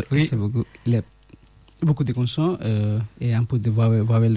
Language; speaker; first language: French; non-native, learner; Bangla